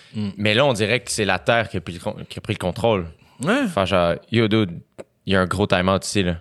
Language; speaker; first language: French; native; French